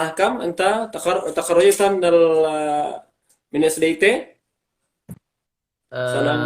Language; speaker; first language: Arabic; non-native, fluent; Indonesian